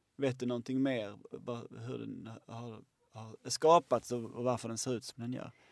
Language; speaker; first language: Swedish; native; Swedish